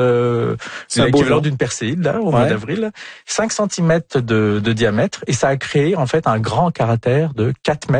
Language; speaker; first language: French; native; French